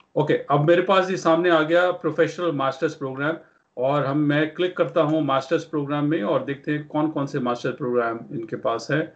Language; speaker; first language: Hindi; non-native, local second language; Punjabi